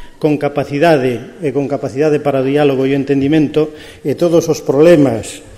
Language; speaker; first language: Galician; native; Galician